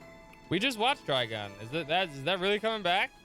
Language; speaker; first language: English; native; English